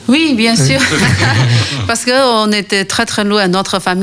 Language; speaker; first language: French; non-native, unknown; Chinese